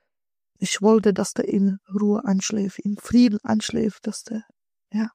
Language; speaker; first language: German; early bilingual, other home language; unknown